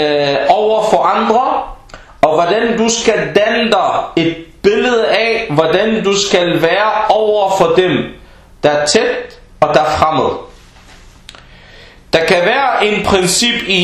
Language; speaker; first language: Danish; non-native, fluent; Arabic